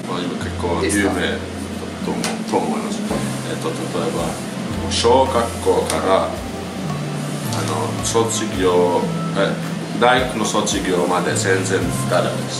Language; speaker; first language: Japanese; non-native, learner; Finnish